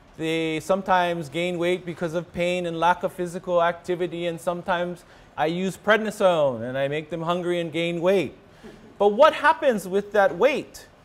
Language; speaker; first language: English; native; English